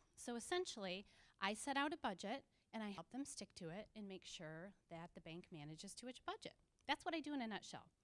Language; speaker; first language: English; native; English